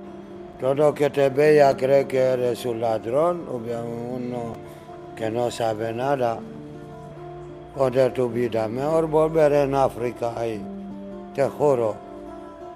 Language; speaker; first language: Spanish; non-native, learner; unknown